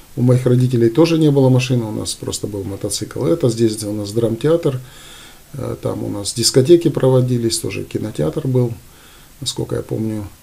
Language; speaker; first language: Russian; native; Russian